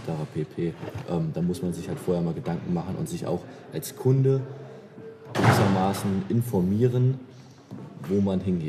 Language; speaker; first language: German; native; German